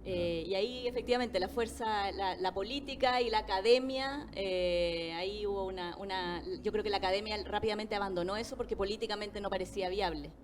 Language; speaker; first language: Spanish; native; Spanish